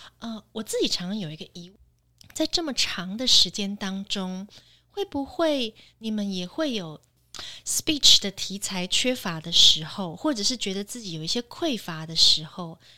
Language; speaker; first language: Chinese; native; Chinese